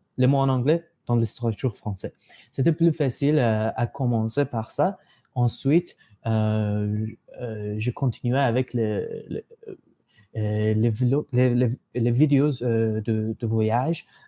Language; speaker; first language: French; non-native, fluent; English